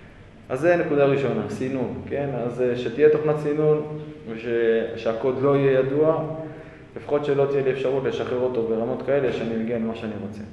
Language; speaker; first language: Hebrew; native; Hebrew